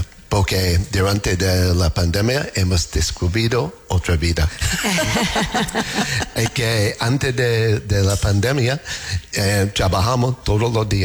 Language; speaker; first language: Spanish; non-native, learner; English